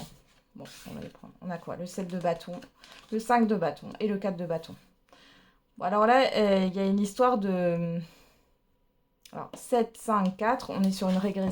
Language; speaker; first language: French; native; French